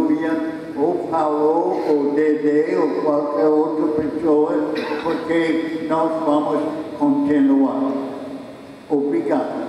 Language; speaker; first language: Portuguese; non-native, fluent; English